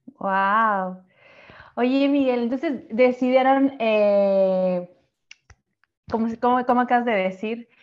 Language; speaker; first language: Spanish; native; Spanish